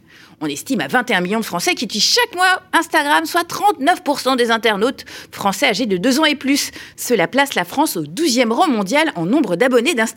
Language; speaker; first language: French; native; French